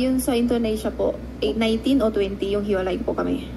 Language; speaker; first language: Filipino; non-native, learner; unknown